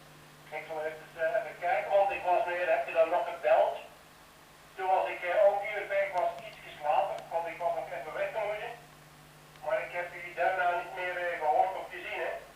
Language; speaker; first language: Dutch; native; Dutch